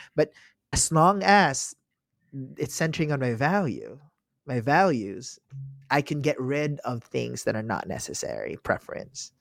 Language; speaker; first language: English; non-native, local second language; Filipino